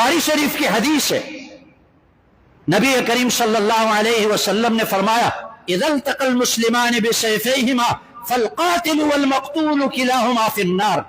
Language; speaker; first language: Urdu; non-native, local second language; Northern Hindko